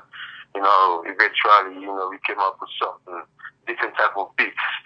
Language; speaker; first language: English; non-native, local second language; Krio